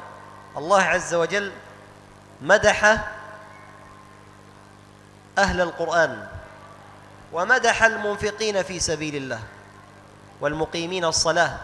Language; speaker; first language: Arabic; native; Arabic